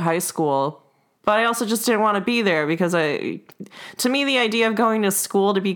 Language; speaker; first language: English; non-native, fluent; Russian